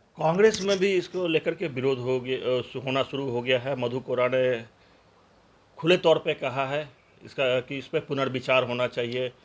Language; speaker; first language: Hindi; native; Hindi